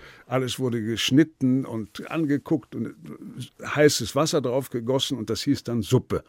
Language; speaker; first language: German; native; German